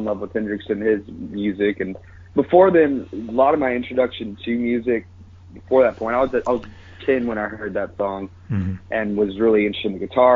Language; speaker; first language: English; native; English